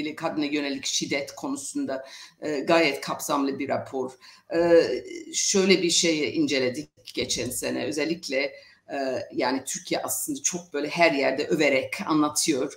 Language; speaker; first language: Turkish; non-native, fluent; English